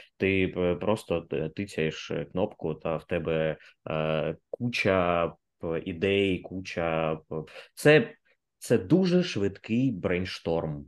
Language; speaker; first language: Ukrainian; native; Ukrainian